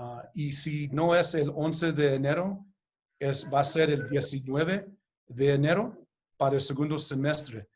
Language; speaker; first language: Spanish; early bilingual, heritage; Spanish